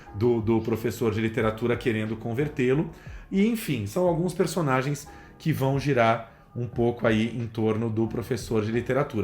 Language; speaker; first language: Portuguese; native; Portuguese